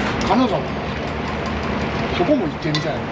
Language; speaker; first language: Japanese; native; Japanese